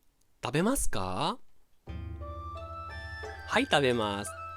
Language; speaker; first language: Japanese; non-native, fluent; Portuguese